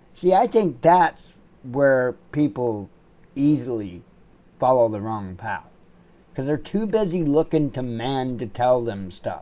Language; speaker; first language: English; native; English